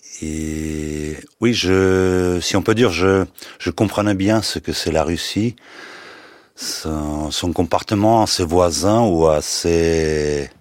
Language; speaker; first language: French; non-native, fluent; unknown